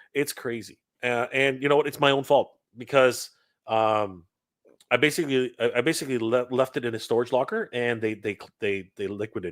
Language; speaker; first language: English; native; English